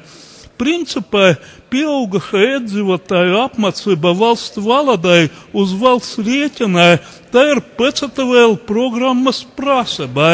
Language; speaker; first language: Latvian; non-native, local second language; Russian